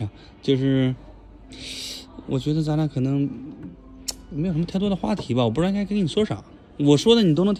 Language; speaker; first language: Chinese; native; Chinese